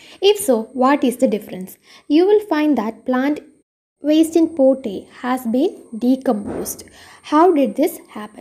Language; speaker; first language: English; non-native, local second language; Malayalam